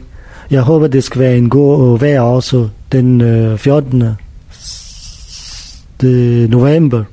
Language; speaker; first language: Danish; non-native, learner; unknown